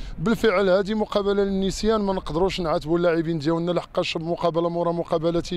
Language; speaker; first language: Arabic; native; Arabic